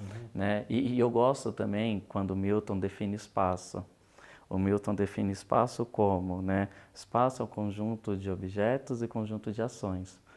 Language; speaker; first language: Portuguese; native; Portuguese